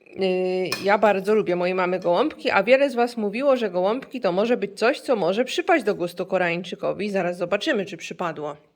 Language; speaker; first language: Polish; native; Polish